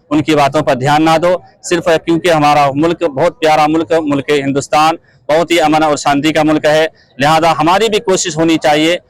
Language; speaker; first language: Urdu; native; Urdu